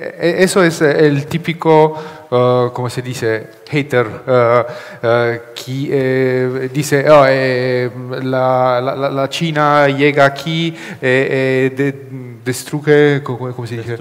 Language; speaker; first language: Spanish; non-native, learner; Italian